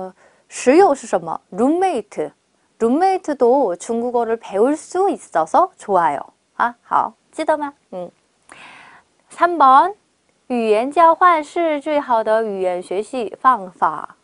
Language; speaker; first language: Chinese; non-native, fluent; Korean